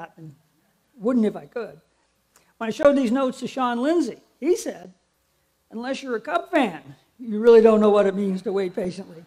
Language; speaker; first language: English; native; English